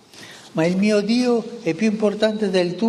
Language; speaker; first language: Italian; non-native, fluent; Spanish